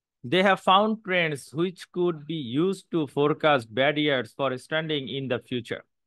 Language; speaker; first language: English; non-native, local second language; Bangla